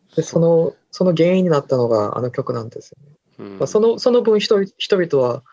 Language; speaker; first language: Japanese; non-native, fluent; Korean